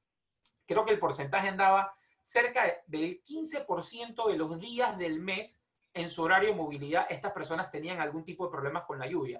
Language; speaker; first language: Spanish; native; Spanish